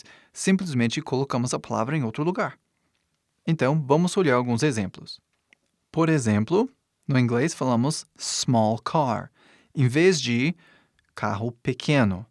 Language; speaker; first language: Portuguese; non-native, fluent; English